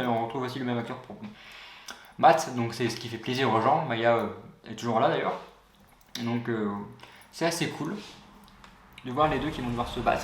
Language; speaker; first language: French; native; French